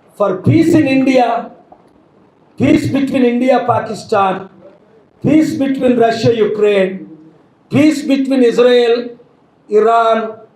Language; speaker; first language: English; non-native, local second language; Telugu